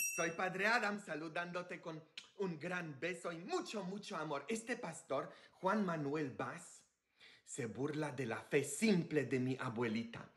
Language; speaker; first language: Spanish; non-native, fluent; Polish